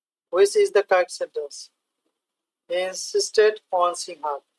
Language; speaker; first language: English; non-native, local second language; Bangla